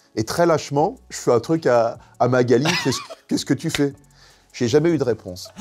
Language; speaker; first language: French; native; French